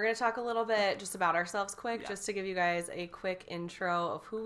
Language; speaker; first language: English; native; English